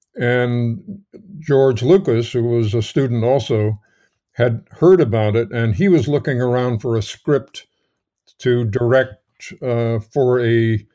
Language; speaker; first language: English; native; English